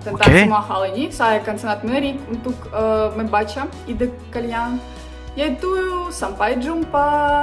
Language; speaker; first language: Indonesian; non-native, learner; Ukrainian